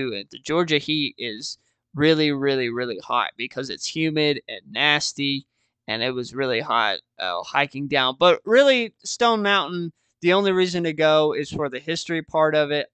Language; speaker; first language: English; native; English